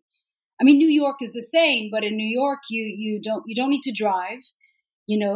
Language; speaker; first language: English; native; English